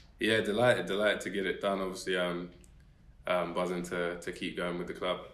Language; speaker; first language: English; native; English